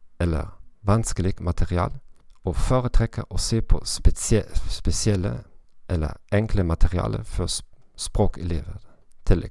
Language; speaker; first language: Norwegian; non-native, learner; German